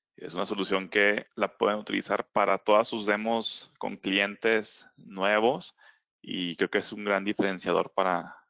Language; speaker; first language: Spanish; native; Spanish